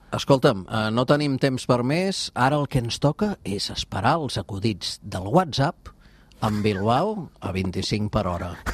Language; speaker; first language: Catalan; native; Catalan